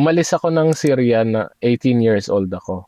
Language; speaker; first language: Filipino; non-native, fluent; Arabic